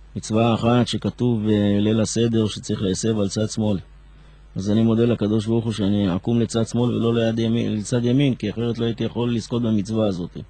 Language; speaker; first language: Hebrew; early bilingual, other home language; Arabic